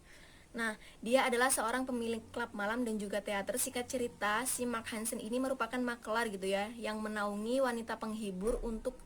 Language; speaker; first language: Indonesian; native; Indonesian